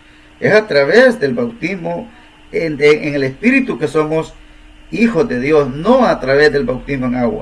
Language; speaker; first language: Spanish; native; Spanish